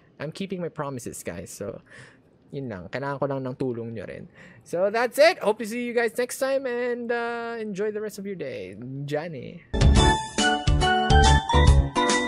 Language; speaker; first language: English; non-native, local second language; Filipino